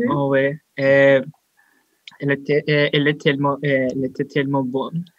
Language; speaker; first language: French; non-native, learner; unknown